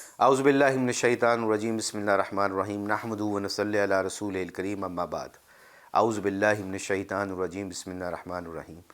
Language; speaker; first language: Urdu; non-native, local second language; Punjabi